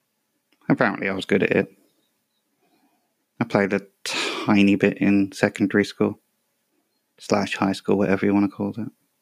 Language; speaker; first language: English; native; English